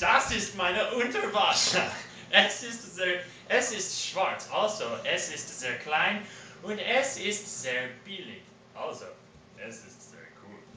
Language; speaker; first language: German; non-native, learner; English